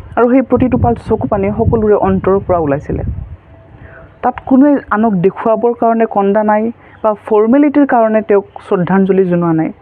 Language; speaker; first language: Assamese; native; Assamese